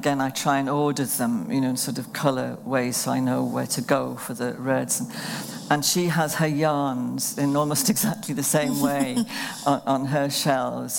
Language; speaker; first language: English; native; English